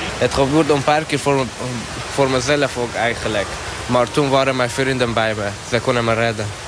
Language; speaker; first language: Dutch; non-native, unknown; Persian